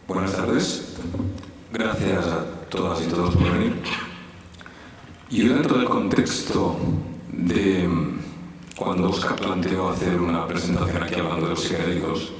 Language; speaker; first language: Spanish; native; Spanish